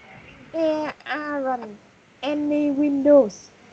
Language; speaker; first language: English; non-native, learner; Vietnamese